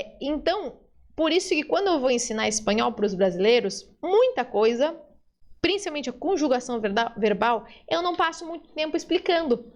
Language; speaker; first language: Portuguese; early bilingual, other home language; Spanish